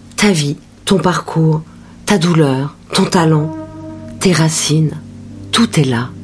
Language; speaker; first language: French; native; French